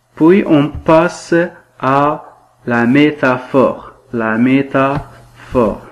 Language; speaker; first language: French; non-native, local second language; Arabic